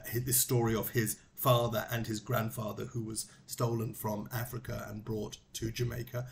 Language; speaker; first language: English; native; English